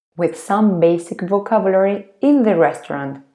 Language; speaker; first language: English; non-native, fluent; Spanish